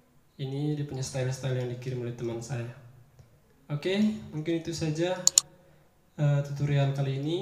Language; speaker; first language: Indonesian; native; Indonesian